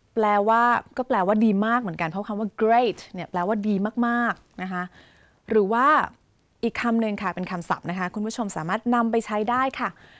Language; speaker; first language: Thai; native; Thai